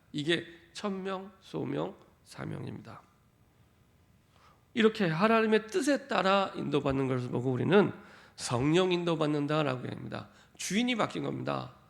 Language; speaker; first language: Korean; native; Korean